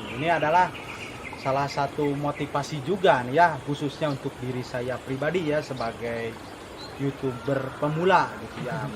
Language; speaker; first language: Indonesian; non-native, local second language; Sundanese